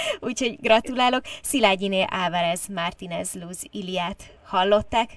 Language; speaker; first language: Hungarian; native; Hungarian